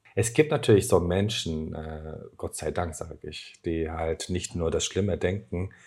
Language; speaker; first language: German; non-native, fluent; Turkish